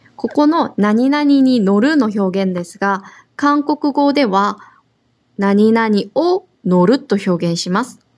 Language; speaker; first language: Japanese; non-native, fluent; Korean